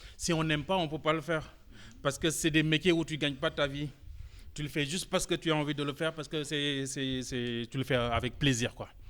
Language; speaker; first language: French; non-native, local second language; Wolof